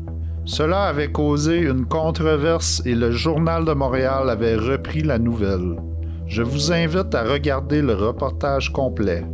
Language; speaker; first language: French; native; French